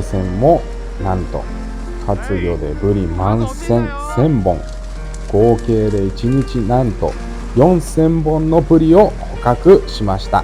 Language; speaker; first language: Japanese; native; Japanese